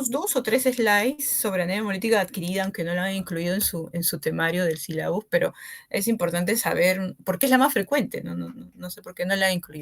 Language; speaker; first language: Spanish; native; Spanish